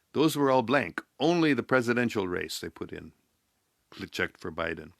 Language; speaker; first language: English; native; English